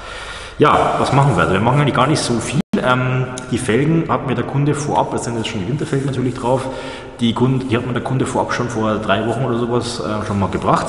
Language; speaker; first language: German; native; German